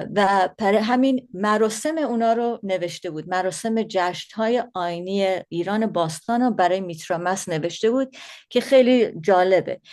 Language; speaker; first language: Persian; early bilingual, heritage; Persian